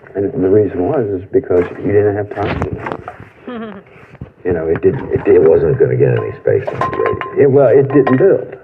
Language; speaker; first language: English; native; English